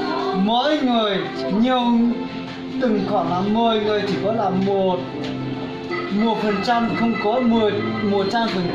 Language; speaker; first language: Vietnamese; non-native, local second language; Hmong